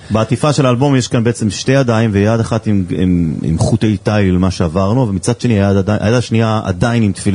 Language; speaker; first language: Hebrew; native; Hebrew